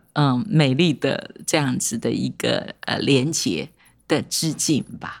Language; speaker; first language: Chinese; non-native, local second language; Hakka Chinese